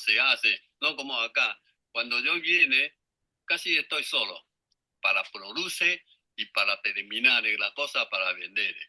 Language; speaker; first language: Spanish; non-native, learner; Chinese